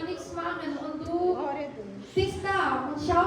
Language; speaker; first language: German; non-native, fluent; Portuguese